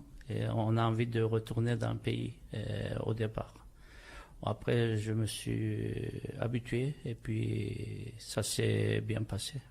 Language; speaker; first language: French; non-native, fluent; Turkish